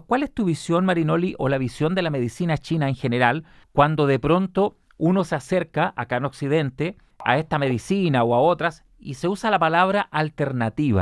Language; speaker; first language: Spanish; native; Spanish